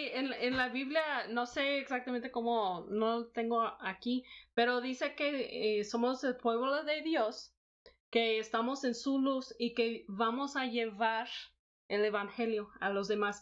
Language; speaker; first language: Spanish; non-native, fluent; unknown